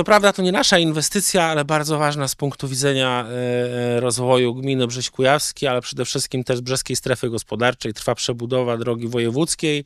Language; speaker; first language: Polish; native; Polish